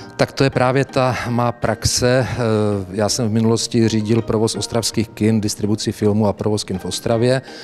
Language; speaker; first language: Czech; native; Czech